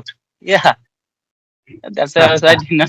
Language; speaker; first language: English; non-native, learner; Bangla